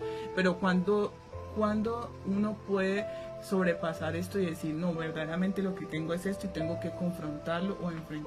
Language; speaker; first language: Spanish; native; Spanish